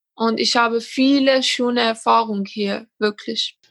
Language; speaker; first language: German; non-native, learner; Persian